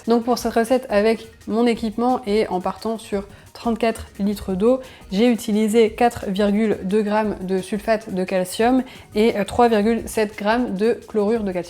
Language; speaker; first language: French; native; French